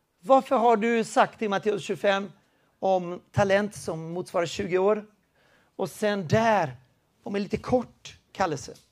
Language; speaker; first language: Swedish; non-native, fluent; Spanish